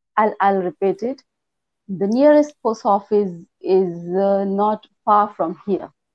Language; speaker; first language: English; non-native, local second language; Hindi